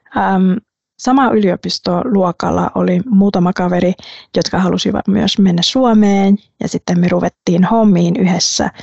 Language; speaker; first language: Finnish; non-native, fluent; Vietnamese